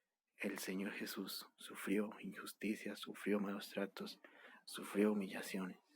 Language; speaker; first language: Spanish; native; Spanish